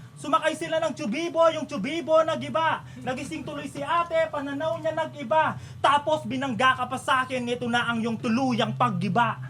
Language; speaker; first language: Filipino; non-native, local second language; Pampanga